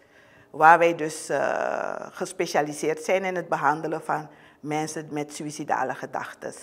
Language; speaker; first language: Dutch; native; Dutch